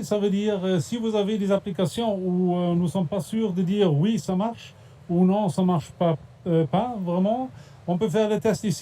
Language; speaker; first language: French; non-native, fluent; German